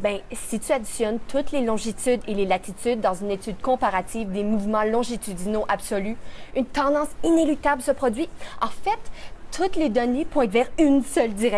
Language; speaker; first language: French; native; French